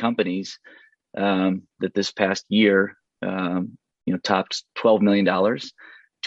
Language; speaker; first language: English; native; English